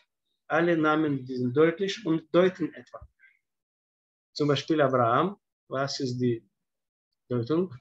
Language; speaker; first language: German; non-native, fluent; Russian